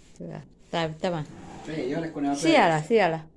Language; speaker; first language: Finnish; non-native, fluent; Thai